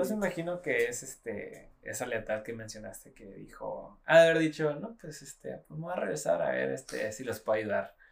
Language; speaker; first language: Spanish; native; Spanish